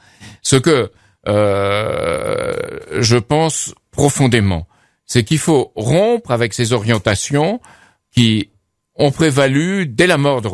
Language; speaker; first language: French; native; French